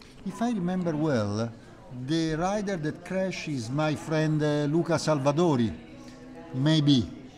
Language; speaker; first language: English; non-native, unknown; Italian